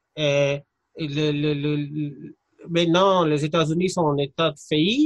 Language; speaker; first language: French; non-native, fluent; English